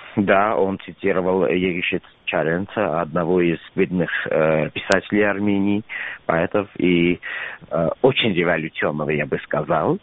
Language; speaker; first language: Russian; non-native, local second language; Armenian